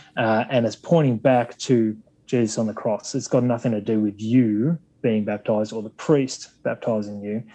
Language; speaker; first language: English; native; English